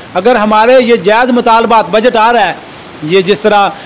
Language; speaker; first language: Urdu; native; Urdu